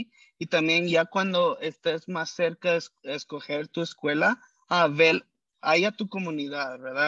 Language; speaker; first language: Spanish; early bilingual, heritage; Spanish